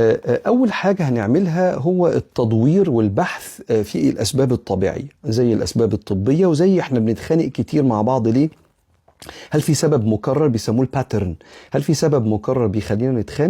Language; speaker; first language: Arabic; native; Arabic